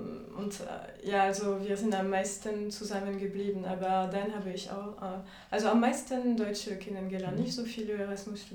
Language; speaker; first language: German; non-native, fluent; French